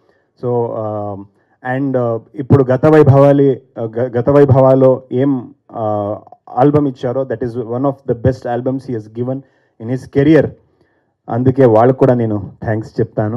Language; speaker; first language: Telugu; non-native, fluent; Kannada